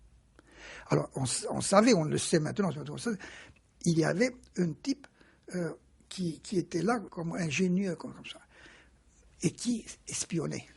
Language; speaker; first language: French; non-native, fluent; Romanian